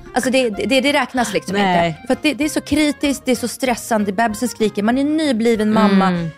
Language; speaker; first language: Swedish; non-native, fluent; Russian